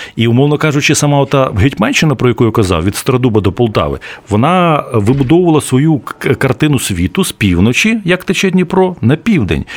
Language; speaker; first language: Ukrainian; native; Ukrainian